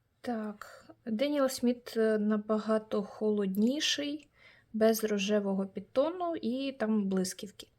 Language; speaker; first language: Ukrainian; native; Ukrainian